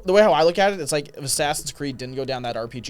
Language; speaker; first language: English; native; English